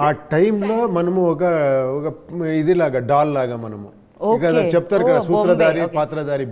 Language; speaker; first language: Telugu; non-native, local second language; Kannada